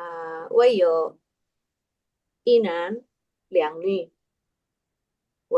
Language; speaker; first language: Chinese; non-native, learner; Indonesian